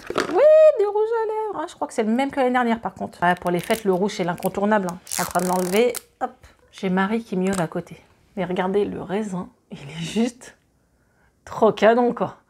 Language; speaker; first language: French; native; French